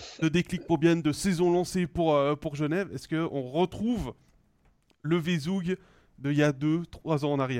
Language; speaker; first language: French; native; French